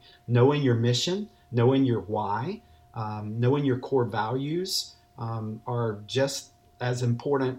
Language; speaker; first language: English; native; English